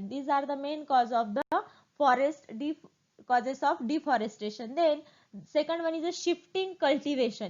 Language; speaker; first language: English; non-native, local second language; Marathi